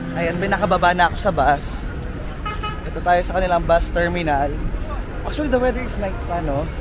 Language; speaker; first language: Filipino; native; Filipino